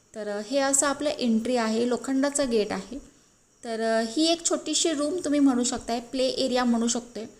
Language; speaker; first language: Marathi; native; Marathi